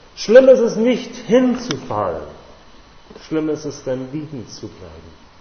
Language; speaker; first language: German; non-native, fluent; English